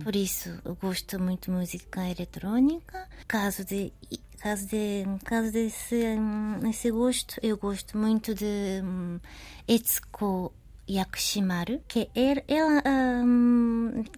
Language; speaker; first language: Portuguese; non-native, learner; Japanese